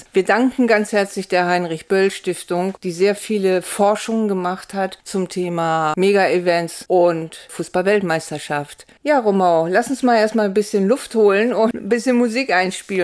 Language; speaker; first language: German; native; German